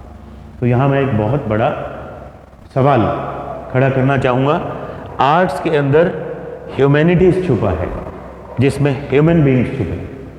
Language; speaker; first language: Hindi; native; Hindi